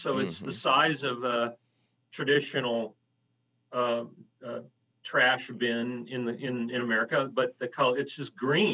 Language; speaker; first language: English; native; English